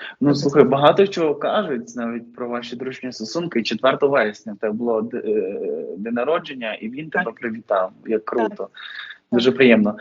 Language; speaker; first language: Ukrainian; native; Ukrainian